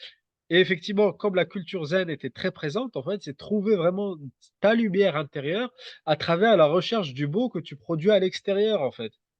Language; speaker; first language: French; native; French